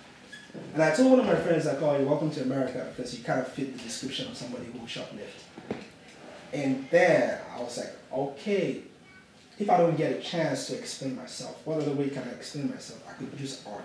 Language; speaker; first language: English; non-native, local second language; Yoruba